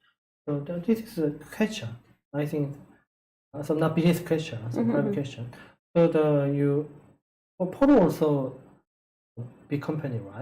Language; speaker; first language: English; non-native, learner; Korean